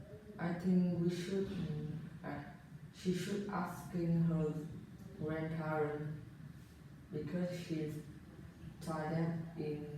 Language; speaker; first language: English; non-native, learner; Vietnamese